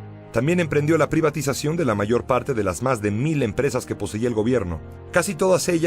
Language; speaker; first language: Spanish; native; Spanish